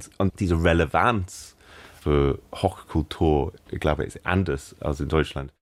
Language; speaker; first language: German; non-native, learner; English